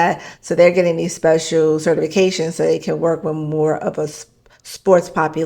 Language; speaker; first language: English; native; English